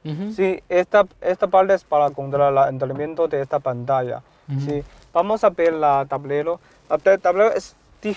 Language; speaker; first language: Spanish; non-native, learner; Chinese